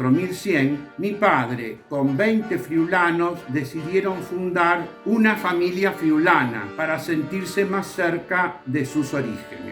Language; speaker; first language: Spanish; early bilingual, other home language; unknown